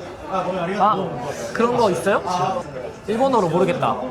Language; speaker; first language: Korean; native; Korean